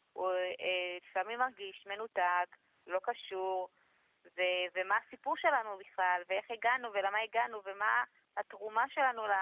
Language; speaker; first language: Hebrew; early bilingual, other home language; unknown